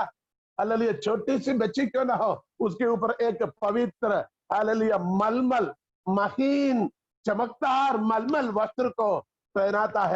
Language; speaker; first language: Hindi; non-native, local second language; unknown